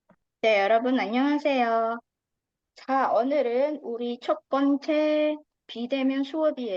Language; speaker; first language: Korean; non-native, fluent; Indonesian